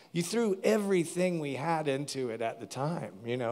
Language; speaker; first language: English; native; English